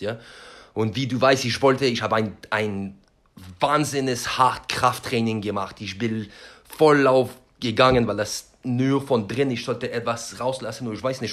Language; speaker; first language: German; non-native, learner; French